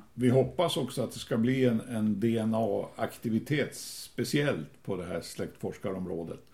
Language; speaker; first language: Swedish; native; Swedish